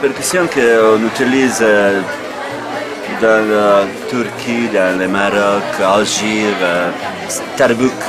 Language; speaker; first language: French; non-native, fluent; Bosnian